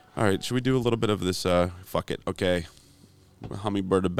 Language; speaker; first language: English; native; English